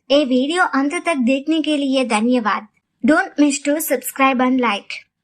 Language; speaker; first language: Hindi; non-native, local second language; Telugu